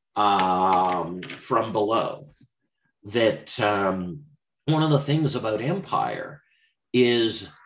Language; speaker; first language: English; native; English